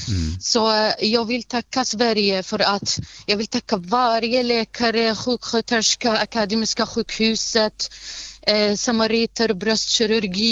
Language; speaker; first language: Swedish; non-native, fluent; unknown